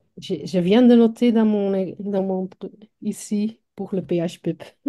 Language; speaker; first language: French; non-native, local second language; Dutch